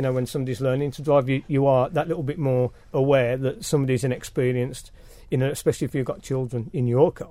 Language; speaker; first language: English; native; English